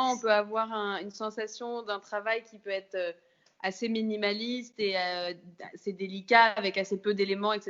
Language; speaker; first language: French; native; French